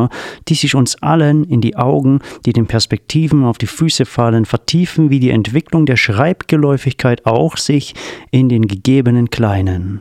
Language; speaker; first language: German; native; German